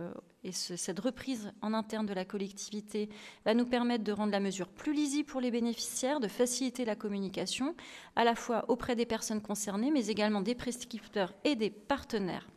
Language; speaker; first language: French; native; French